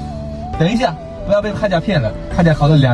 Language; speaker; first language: Chinese; native; Chinese